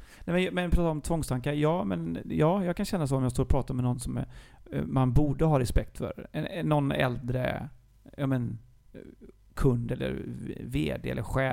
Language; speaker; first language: Swedish; native; Swedish